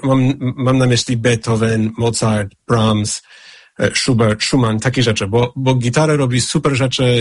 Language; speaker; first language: Polish; non-native, fluent; English